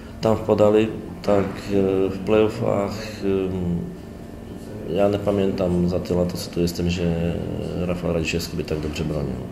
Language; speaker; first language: Polish; non-native, learner; Slovak